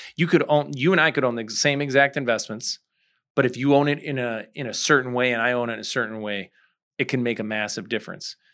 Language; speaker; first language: English; native; English